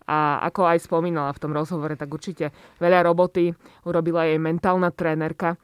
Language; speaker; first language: Slovak; native; Slovak